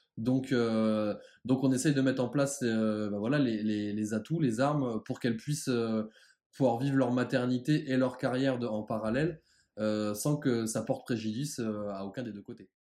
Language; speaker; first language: French; native; French